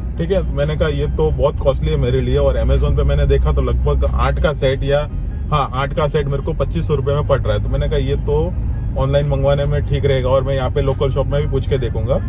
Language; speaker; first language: Hindi; non-native, local second language; Rajasthani